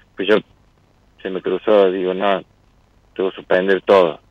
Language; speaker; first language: Spanish; native; Spanish